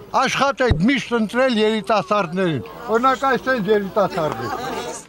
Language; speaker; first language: Armenian; native; Armenian